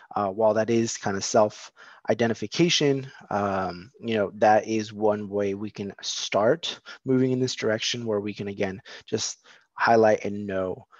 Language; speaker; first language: English; native; English